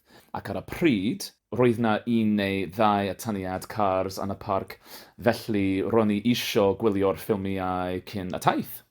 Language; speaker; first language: Welsh; non-native, learner; English